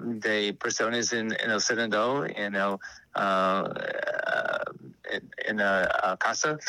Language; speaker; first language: Spanish; non-native, learner; English